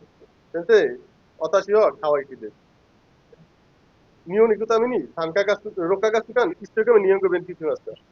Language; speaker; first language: Japanese; non-native, learner; Bangla